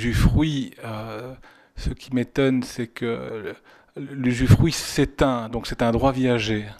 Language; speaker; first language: French; native; French